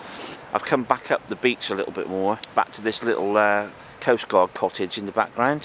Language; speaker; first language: English; native; English